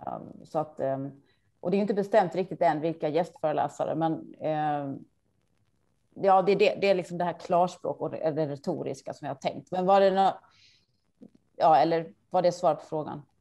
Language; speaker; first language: Swedish; native; Swedish